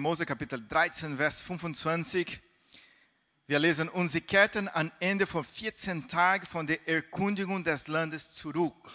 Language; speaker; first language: German; non-native, fluent; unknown